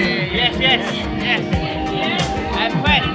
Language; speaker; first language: English; non-native, learner; Indonesian